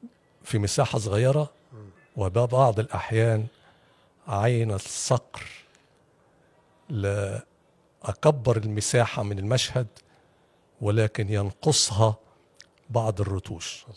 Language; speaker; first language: Arabic; native; Arabic